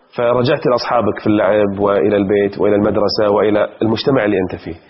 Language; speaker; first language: Arabic; native; Arabic